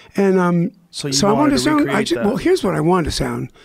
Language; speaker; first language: English; native; English